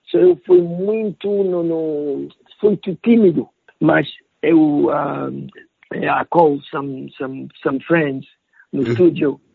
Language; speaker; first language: Portuguese; non-native, learner; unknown